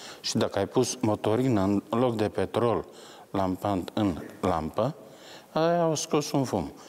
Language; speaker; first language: Romanian; non-native, local second language; Slovak